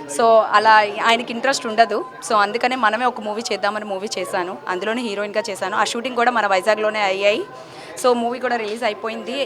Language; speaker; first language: Telugu; native; Telugu